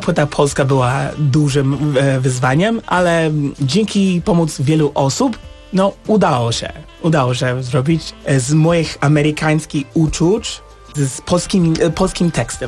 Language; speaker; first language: Polish; non-native, fluent; English